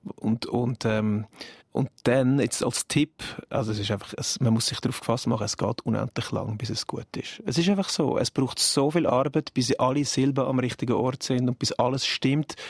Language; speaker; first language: German; native; German